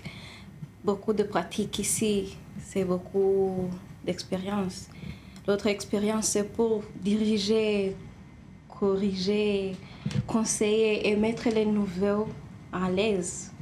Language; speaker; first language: French; non-native, learner; Kinyarwanda